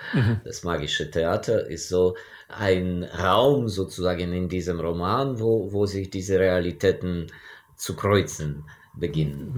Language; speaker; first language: German; non-native, fluent; Ukrainian